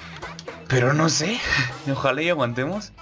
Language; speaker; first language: Spanish; native; Spanish